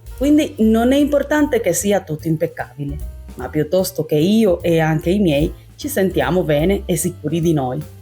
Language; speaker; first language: Italian; non-native, fluent; Spanish